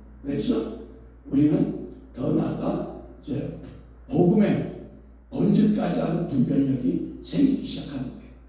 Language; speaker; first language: Korean; native; Korean